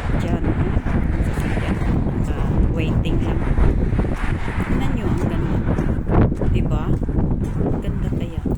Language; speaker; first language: Filipino; non-native, local second language; Cebuano